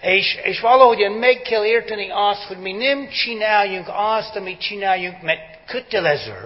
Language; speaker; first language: Hungarian; non-native, fluent; English